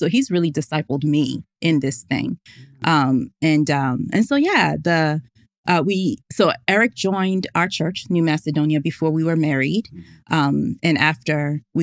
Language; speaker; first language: English; native; English